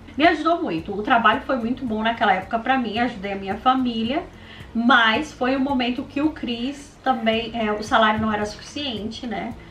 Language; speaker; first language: Portuguese; native; Portuguese